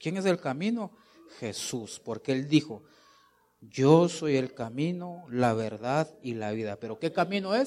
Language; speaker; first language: Spanish; native; Spanish